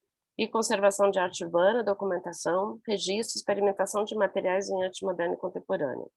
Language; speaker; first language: Portuguese; non-native, learner; Spanish